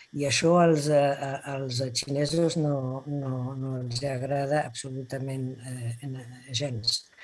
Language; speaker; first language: Catalan; non-native, local second language; Spanish